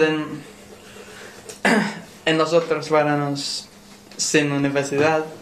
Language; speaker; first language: Spanish; non-native, learner; English